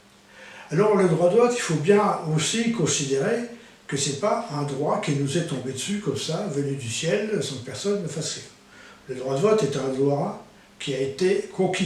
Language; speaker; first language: French; native; French